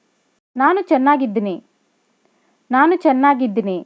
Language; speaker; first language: Kannada; non-native, local second language; Telugu